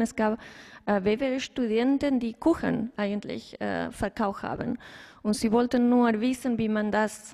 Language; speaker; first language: German; non-native, fluent; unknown